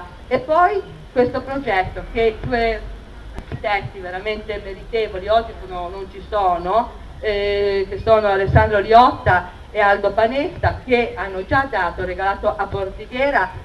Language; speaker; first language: Italian; native; Italian